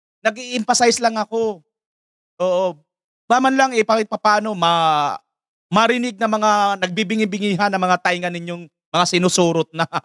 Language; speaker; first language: Filipino; native; Filipino